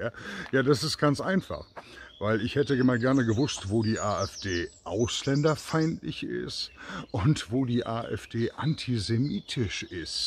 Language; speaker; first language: German; native; German